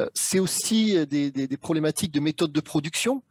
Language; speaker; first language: French; native; French